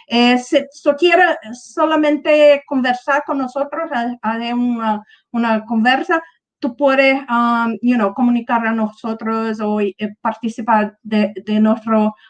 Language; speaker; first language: Spanish; non-native, learner; Portuguese